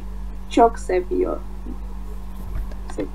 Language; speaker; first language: Turkish; non-native, learner; Indonesian